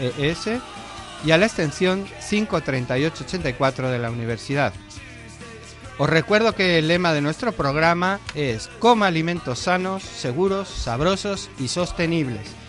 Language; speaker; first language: Spanish; native; Spanish